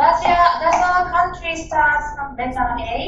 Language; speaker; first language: English; non-native, fluent; Russian